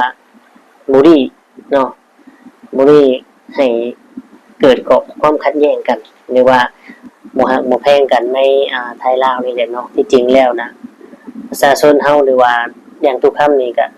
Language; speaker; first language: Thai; non-native, local second language; Lao